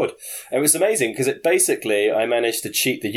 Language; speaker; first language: English; native; English